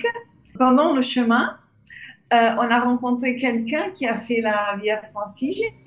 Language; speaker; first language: French; non-native, fluent; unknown